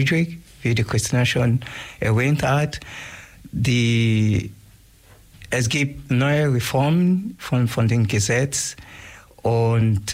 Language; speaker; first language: German; non-native, learner; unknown